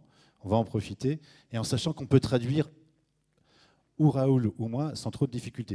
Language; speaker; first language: French; native; French